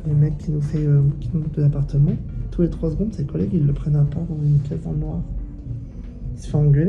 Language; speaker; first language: French; native; French